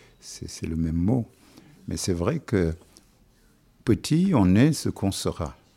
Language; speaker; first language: French; non-native, local second language; Wolof